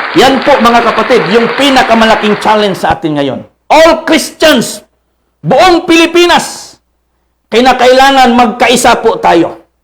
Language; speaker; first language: Filipino; non-native, local second language; Cebuano